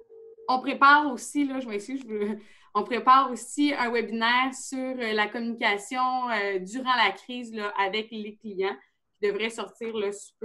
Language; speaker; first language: French; native; French